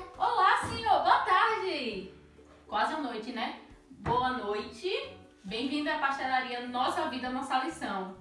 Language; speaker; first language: Portuguese; native; Portuguese